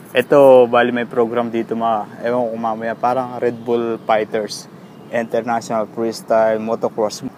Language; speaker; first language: Filipino; native; Filipino